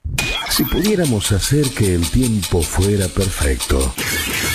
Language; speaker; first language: Spanish; native; Spanish